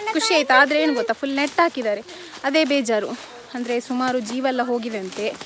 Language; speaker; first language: Kannada; non-native, local second language; Tulu